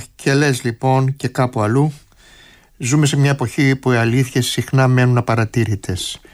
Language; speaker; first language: Greek; native; Greek